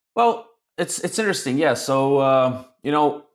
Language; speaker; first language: English; early bilingual, other home language; Russian